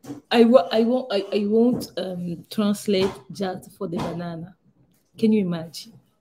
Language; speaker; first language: English; non-native, learner; Lingala